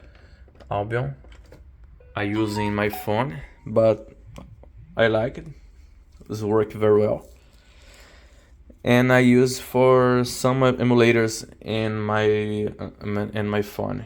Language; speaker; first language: English; non-native, learner; Portuguese